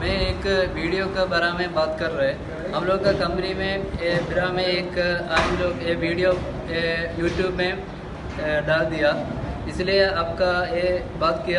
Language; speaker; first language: Hindi; non-native, learner; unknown